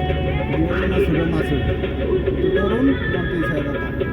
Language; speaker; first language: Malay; non-native, learner; Bangla